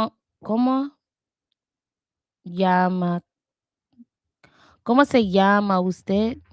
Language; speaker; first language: Spanish; non-native, learner; English